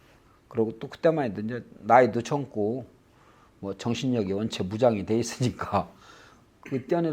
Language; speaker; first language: Korean; native; Korean